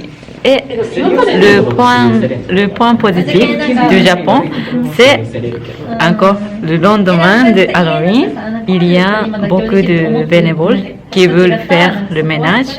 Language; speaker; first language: French; non-native, learner; Japanese